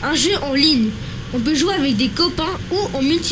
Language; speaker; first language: French; native; French